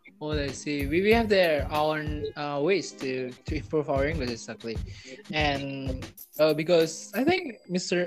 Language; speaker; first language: English; non-native, learner; Indonesian